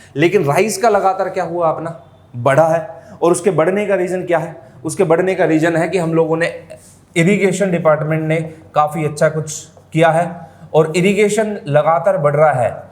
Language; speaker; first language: Hindi; native; Hindi